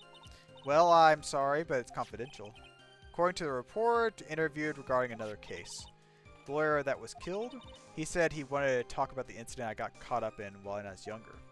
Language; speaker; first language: English; native; English